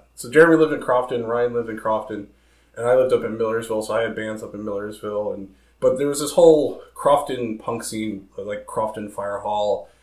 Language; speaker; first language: English; native; English